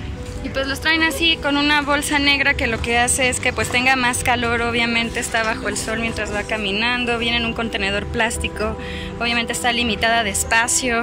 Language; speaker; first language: Spanish; native; Spanish